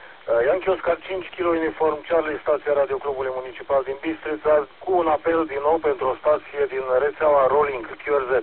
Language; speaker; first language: Romanian; native; Romanian